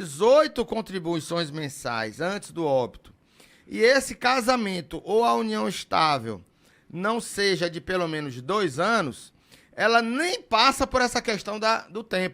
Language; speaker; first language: Portuguese; native; Portuguese